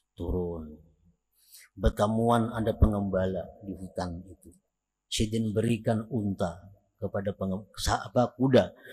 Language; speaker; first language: Indonesian; non-native, local second language; Banjar